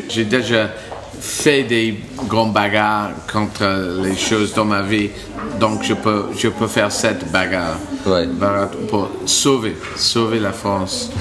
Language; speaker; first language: French; non-native, learner; English